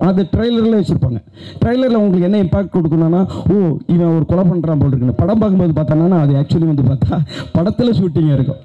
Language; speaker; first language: Tamil; native; Tamil